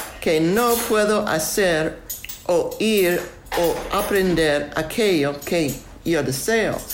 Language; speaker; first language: Spanish; non-native, learner; English